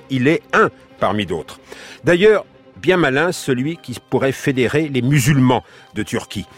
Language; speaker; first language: French; native; French